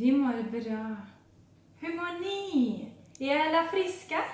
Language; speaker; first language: Swedish; non-native, fluent; Russian